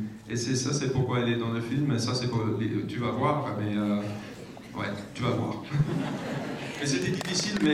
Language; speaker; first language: French; non-native, fluent; English